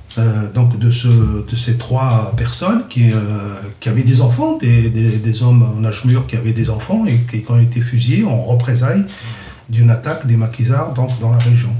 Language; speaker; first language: French; non-native, local second language; Kabyle